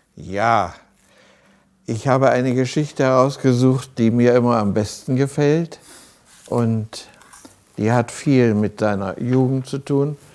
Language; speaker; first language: German; native; German